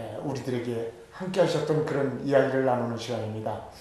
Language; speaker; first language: Korean; native; Korean